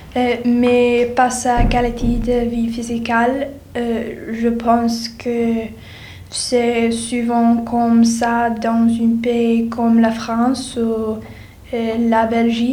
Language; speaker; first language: French; non-native, learner; English